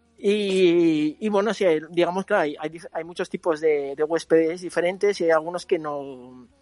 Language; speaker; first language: Spanish; native; Spanish